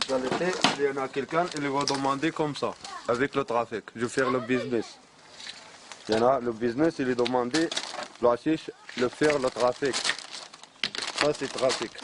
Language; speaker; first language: French; non-native, learner; Arabic